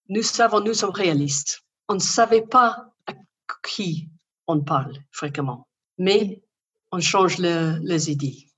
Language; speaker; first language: French; non-native, learner; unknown